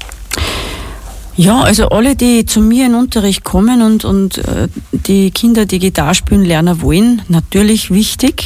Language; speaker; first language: German; native; German